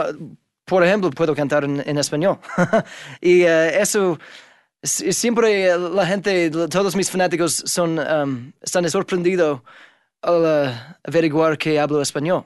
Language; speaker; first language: Spanish; non-native, fluent; English